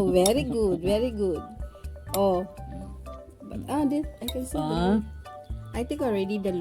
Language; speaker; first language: English; non-native, learner; Filipino